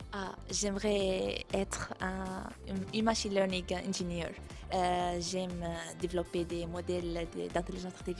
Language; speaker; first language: French; non-native, fluent; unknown